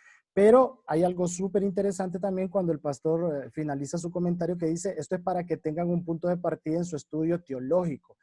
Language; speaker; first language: Spanish; native; Spanish